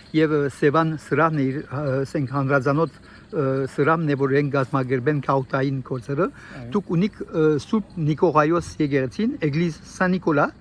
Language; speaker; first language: Armenian; early bilingual, heritage; Armenian